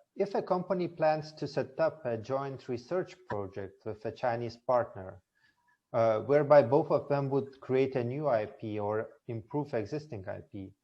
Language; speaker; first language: English; non-native, fluent; Lithuanian